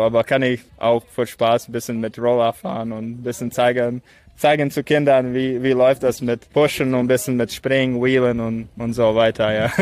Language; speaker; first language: German; non-native, fluent; Latvian